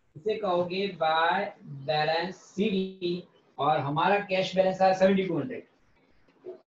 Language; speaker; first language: Hindi; non-native, local second language; Gujarati